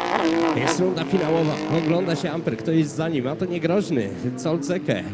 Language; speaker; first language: Polish; native; Polish